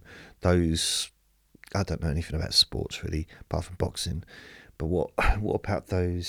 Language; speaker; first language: English; native; English